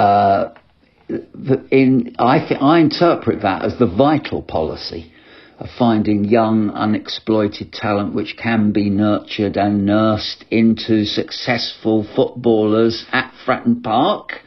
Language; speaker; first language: English; native; English